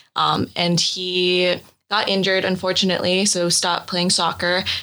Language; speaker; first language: English; native; English